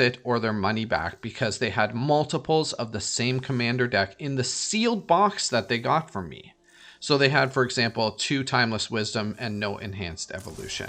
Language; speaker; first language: English; native; English